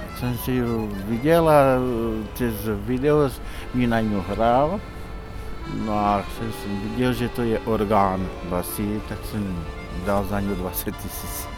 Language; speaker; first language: Czech; non-native, local second language; Slovak